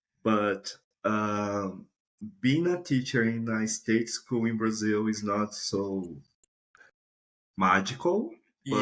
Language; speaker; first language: English; non-native, fluent; Portuguese